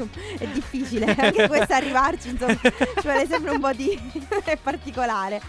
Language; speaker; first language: Italian; native; Italian